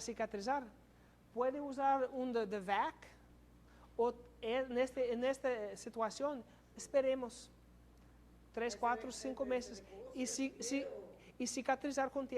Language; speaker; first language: Spanish; non-native, learner; English